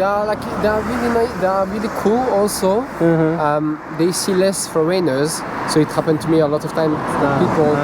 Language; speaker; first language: English; non-native, fluent; French